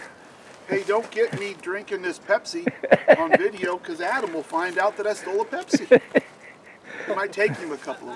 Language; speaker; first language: English; native; English